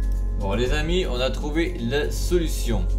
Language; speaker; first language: French; native; French